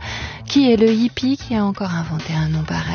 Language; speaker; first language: French; native; French